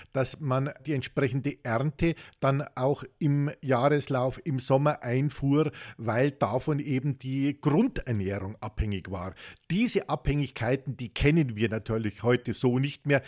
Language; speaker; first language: German; native; German